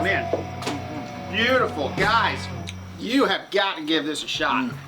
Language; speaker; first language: English; native; English